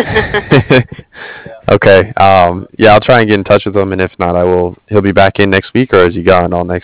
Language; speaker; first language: English; native; English